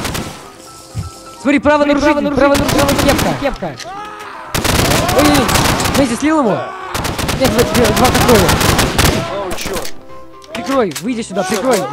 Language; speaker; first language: Russian; native; Russian